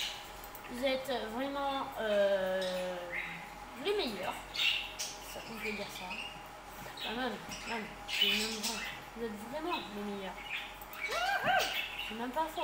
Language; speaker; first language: French; native; French